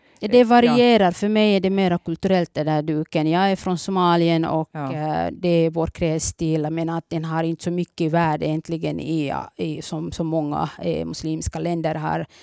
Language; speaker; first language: Swedish; early bilingual, other home language; Somali